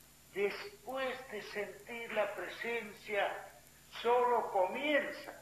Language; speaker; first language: Spanish; non-native, fluent; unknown